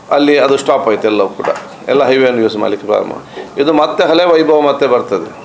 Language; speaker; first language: Kannada; non-native, local second language; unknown